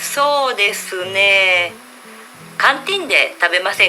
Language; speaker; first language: Japanese; non-native, learner; Indonesian